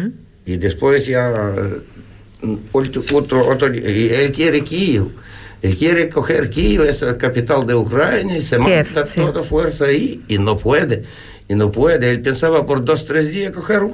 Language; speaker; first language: Spanish; non-native, learner; Ukrainian